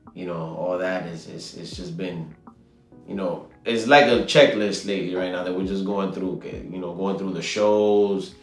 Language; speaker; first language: English; early bilingual, other home language; Spanish